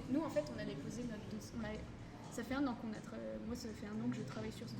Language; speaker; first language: French; native; French